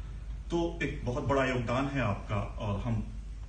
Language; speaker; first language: Hindi; native; Hindi